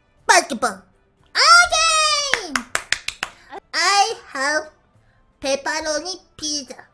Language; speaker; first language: English; non-native, learner; Japanese